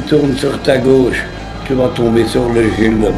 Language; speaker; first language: French; native; French